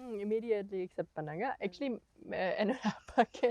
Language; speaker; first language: Tamil; non-native, learner; German